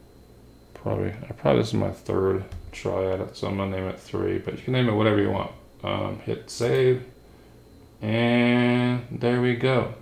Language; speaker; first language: English; native; English